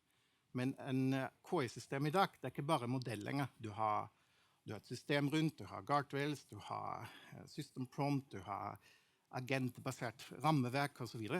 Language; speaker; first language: Norwegian; non-native, fluent; German